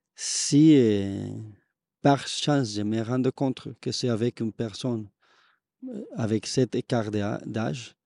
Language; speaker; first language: French; non-native, fluent; Spanish